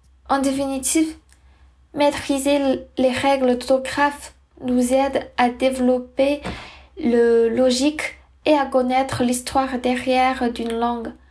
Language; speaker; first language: French; non-native, fluent; Chinese